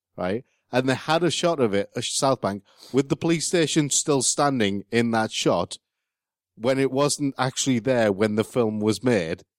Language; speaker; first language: English; native; English